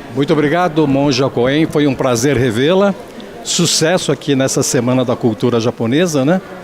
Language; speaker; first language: Portuguese; native; Portuguese